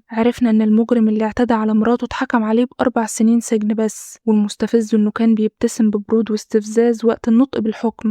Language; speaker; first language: Arabic; native; Arabic